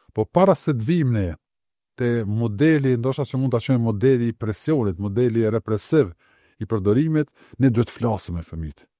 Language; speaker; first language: Albanian; native; Albanian